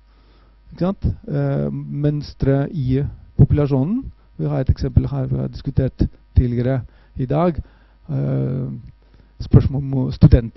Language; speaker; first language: Norwegian; non-native, fluent; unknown